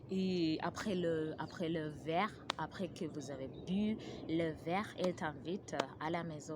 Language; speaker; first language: French; non-native, learner; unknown